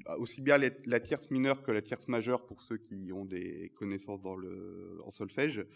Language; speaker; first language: French; native; French